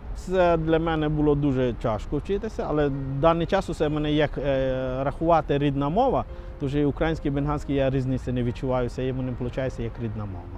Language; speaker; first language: Ukrainian; non-native, fluent; Bangla